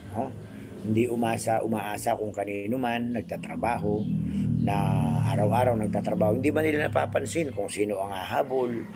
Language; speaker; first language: Filipino; non-native, local second language; Pampanga